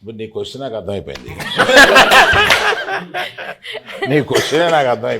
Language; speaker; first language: Telugu; native; Telugu